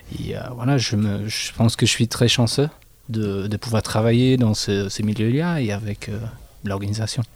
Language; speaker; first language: French; non-native, fluent; English